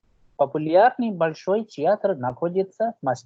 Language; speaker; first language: Russian; non-native, fluent; Hindi